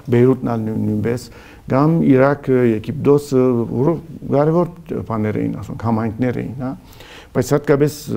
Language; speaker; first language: Armenian; early bilingual, heritage; Armenian